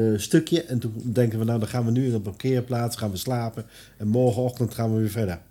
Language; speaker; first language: Dutch; non-native, fluent; Italian